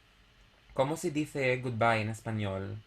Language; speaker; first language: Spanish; non-native, fluent; Filipino